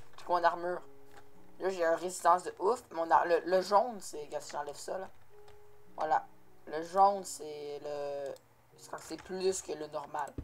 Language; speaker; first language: French; native; French